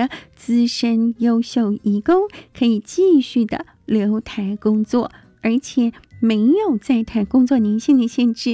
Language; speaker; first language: Chinese; native; Chinese